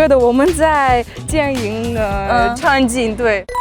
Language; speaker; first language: Chinese; non-native, fluent; Russian